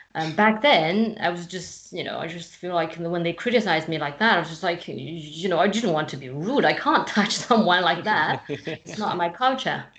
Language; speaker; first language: English; non-native, fluent; Chinese